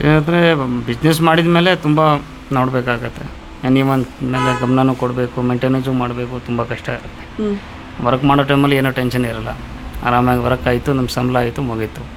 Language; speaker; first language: Kannada; non-native, fluent; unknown